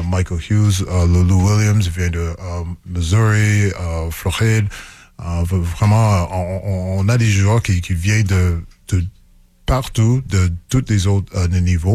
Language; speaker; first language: French; non-native, local second language; English